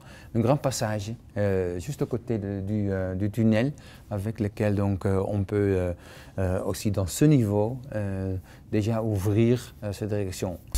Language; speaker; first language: French; non-native, fluent; Dutch